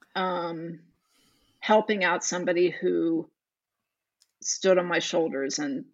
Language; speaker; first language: English; native; English